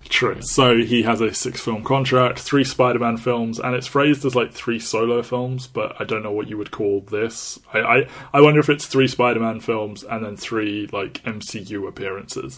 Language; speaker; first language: English; native; English